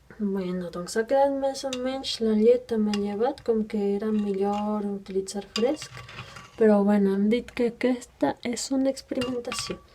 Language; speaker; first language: Catalan; non-native, fluent; Spanish